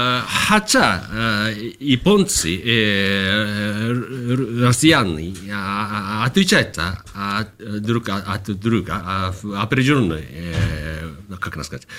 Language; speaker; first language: Russian; non-native, fluent; Japanese